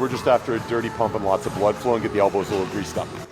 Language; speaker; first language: English; native; English